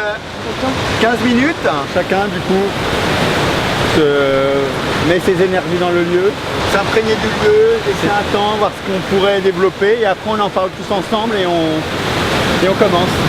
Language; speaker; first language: French; native; French